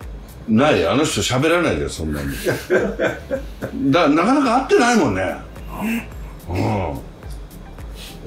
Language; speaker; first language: Japanese; native; Japanese